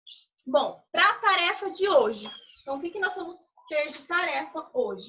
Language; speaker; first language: Portuguese; native; Portuguese